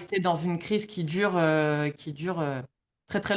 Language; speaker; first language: French; native; French